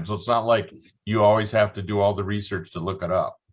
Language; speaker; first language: English; native; English